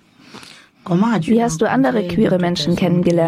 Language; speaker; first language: German; non-native, fluent; French